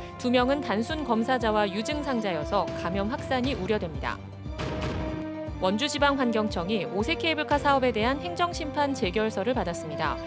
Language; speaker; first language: Korean; native; Korean